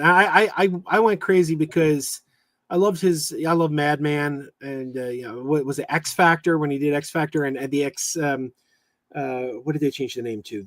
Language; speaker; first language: English; native; English